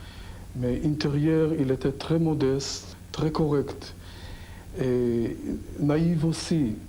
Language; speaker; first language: French; non-native, learner; Hebrew